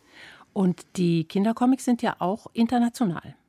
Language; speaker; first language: German; native; German